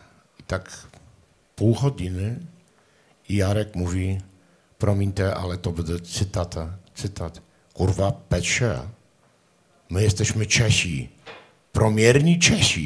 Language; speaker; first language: Czech; non-native, learner; Polish